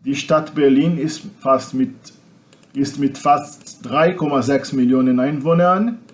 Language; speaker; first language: German; non-native, fluent; Portuguese